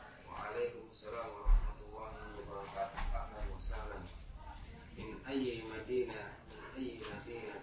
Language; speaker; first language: Arabic; non-native, learner; Indonesian